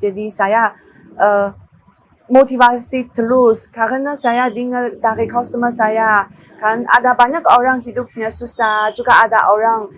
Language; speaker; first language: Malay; non-native, learner; Chinese